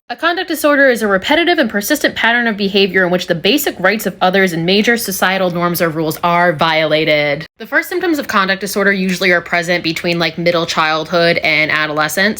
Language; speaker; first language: English; native; English